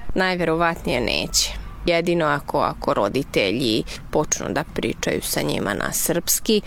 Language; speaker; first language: Serbian; non-native, local second language; Hungarian